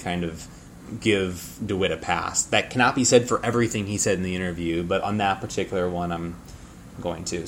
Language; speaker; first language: English; native; English